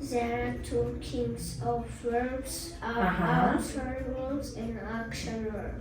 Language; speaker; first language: English; non-native, learner; Tajik